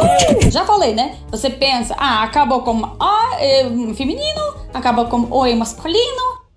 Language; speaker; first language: Portuguese; non-native, fluent; Russian